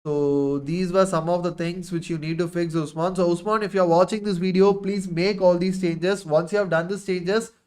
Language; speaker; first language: English; non-native, local second language; Tamil